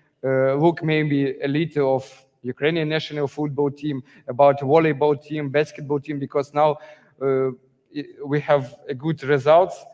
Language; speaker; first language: English; non-native, learner; Ukrainian